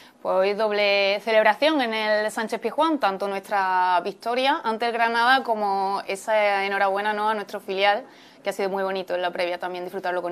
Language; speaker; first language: Spanish; native; Spanish